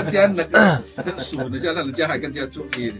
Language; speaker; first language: Chinese; native; Chinese